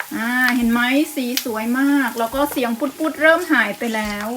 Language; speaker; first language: Thai; native; Thai